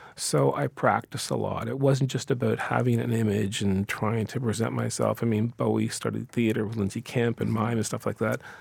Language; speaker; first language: English; early bilingual, other home language; Ukrainian